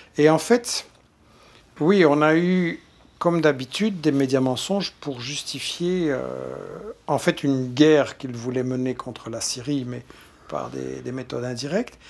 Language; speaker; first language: French; native; French